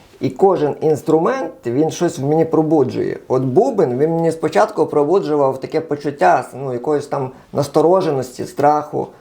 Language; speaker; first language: Ukrainian; non-native, local second language; Russian